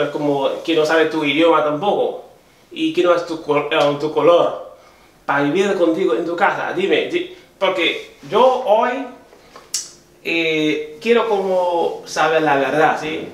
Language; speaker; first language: Spanish; non-native, learner; Haitian Creole